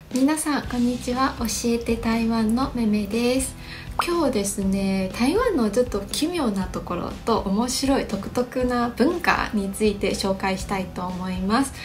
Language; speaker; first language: Japanese; non-native, fluent; Chinese